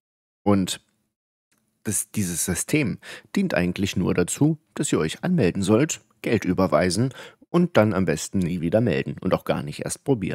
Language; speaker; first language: German; native; German